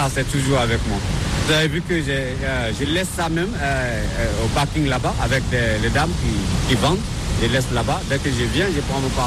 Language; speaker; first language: French; non-native, fluent; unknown